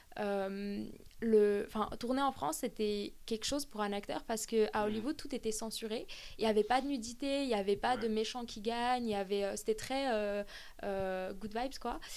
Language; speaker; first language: French; early bilingual, other home language; Armenian